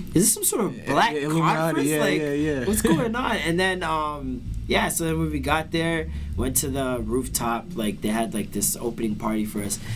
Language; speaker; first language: English; native; English